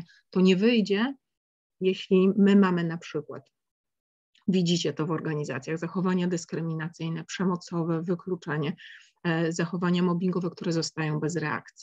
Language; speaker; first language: Polish; native; Polish